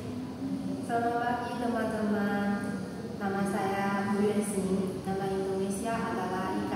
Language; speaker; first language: Indonesian; non-native, learner; Chinese